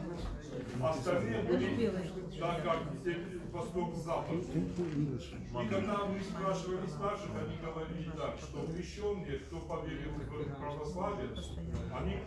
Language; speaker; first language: Russian; native; Russian